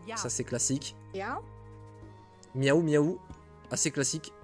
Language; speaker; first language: French; native; French